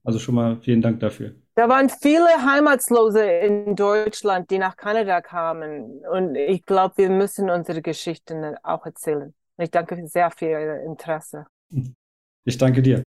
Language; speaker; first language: German; early bilingual, heritage; German